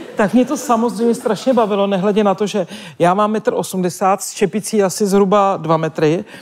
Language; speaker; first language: Czech; native; Czech